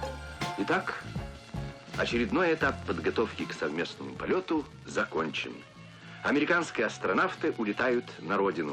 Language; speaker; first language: Russian; native; Russian